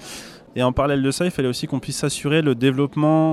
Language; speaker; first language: French; native; French